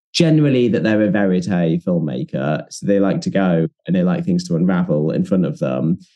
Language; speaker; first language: English; native; English